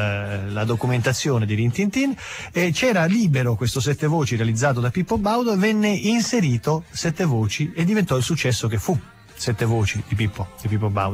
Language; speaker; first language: Italian; native; Italian